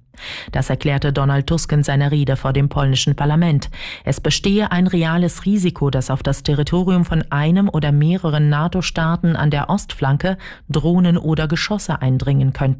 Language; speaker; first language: German; native; German